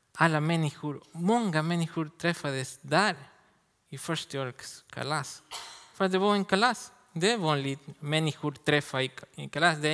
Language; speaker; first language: Swedish; non-native, learner; Spanish